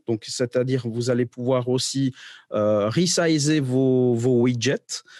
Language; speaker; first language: French; native; French